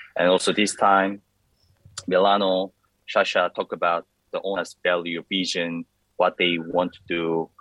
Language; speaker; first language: English; non-native, learner; Korean